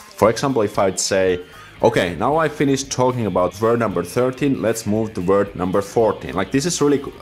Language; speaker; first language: English; non-native, fluent; Finnish